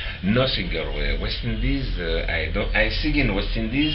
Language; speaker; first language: English; non-native, learner; French